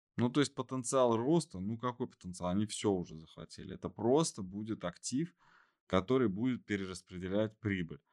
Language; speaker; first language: Russian; native; Russian